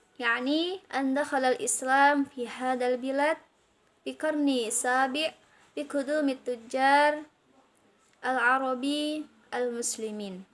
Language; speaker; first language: Arabic; non-native, learner; Indonesian